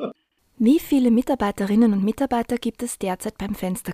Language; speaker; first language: German; native; German